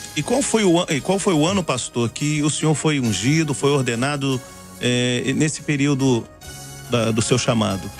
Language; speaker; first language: Portuguese; native; Portuguese